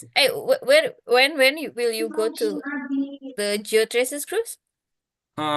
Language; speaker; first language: English; non-native, fluent; Indonesian